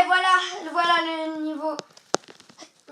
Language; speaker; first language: French; native; French